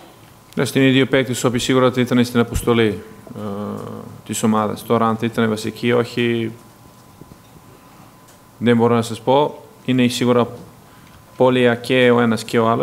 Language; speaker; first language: Greek; non-native, fluent; Serbian